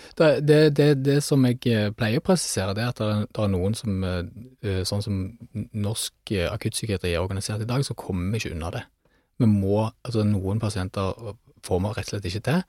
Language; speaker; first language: Norwegian; native; Norwegian